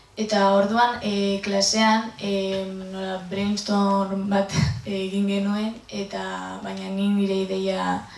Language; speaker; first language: Basque; non-native, learner; English